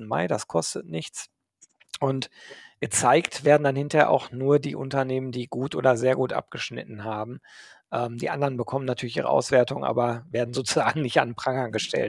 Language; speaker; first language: German; native; German